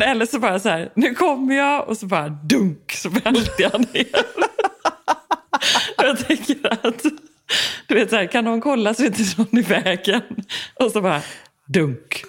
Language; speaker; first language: Swedish; native; Swedish